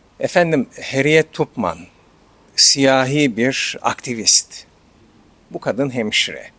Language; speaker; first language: Turkish; native; Turkish